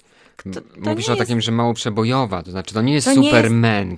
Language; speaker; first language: Polish; native; Polish